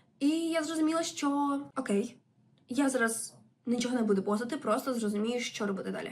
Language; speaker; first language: Ukrainian; non-native, local second language; Russian